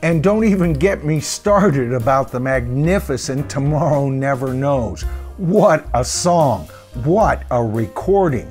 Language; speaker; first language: English; native; English